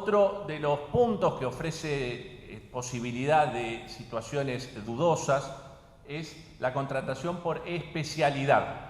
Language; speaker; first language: Spanish; native; Spanish